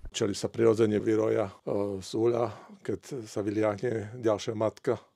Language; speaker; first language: Slovak; native; Slovak